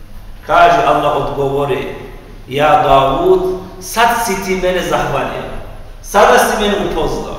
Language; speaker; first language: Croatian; non-native, fluent; Turkish